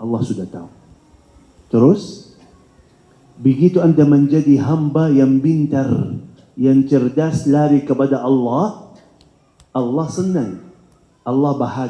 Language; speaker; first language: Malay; non-native, fluent; Arabic